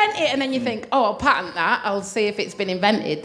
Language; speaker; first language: English; native; English